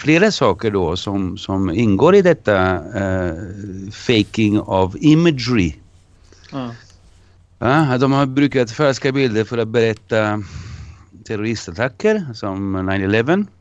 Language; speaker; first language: Swedish; non-native, fluent; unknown